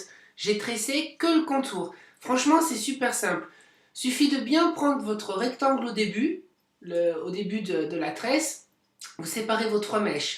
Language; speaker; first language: French; native; French